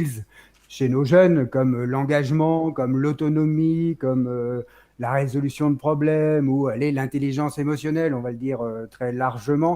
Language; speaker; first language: French; native; French